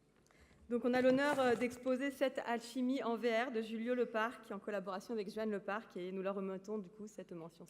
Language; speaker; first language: French; native; French